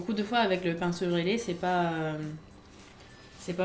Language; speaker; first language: French; non-native, fluent; English